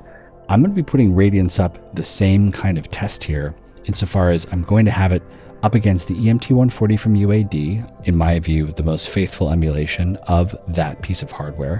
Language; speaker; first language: English; native; English